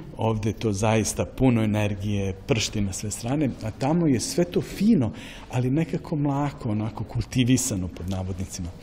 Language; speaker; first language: Serbian; native; Serbian